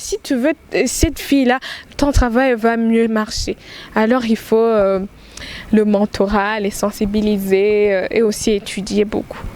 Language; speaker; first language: French; non-native, local second language; Rundi